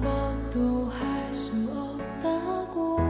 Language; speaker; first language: Korean; native; Korean